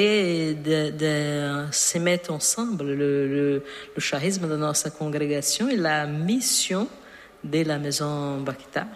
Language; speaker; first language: French; non-native, learner; Portuguese